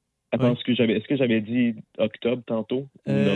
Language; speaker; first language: French; native; French